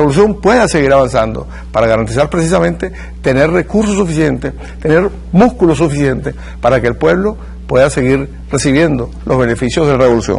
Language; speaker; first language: Spanish; native; Spanish